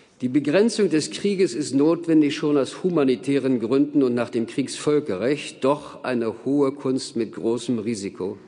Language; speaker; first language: German; native; German